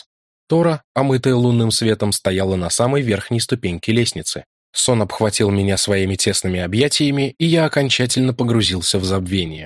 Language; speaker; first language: Russian; native; Russian